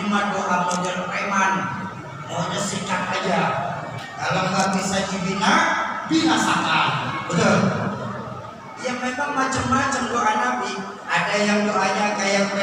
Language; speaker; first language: Indonesian; native; Indonesian